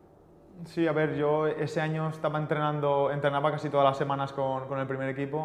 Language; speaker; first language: Portuguese; non-native, learner; Spanish